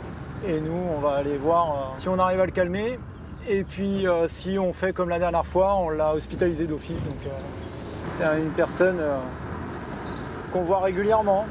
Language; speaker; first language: French; native; French